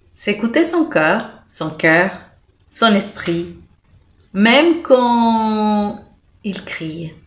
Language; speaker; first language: French; non-native, fluent; Spanish